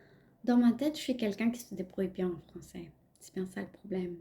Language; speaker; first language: French; non-native, fluent; Punjabi